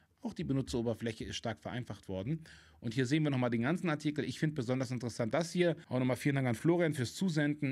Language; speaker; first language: German; native; German